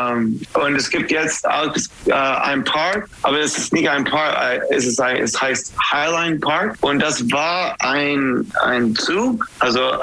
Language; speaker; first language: German; non-native, learner; English